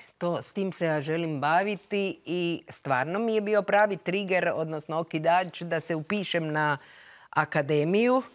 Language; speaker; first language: Croatian; native; Croatian